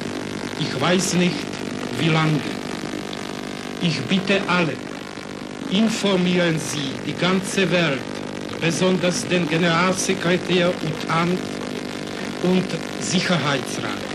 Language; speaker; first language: German; non-native, fluent; Czech